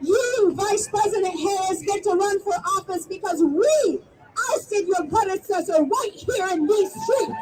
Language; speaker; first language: English; native; English